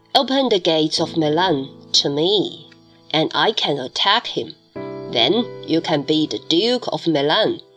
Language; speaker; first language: English; non-native, fluent; Chinese